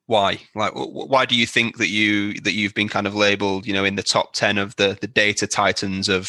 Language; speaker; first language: English; native; English